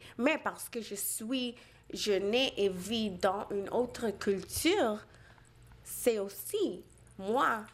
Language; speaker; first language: French; non-native, local second language; Bangla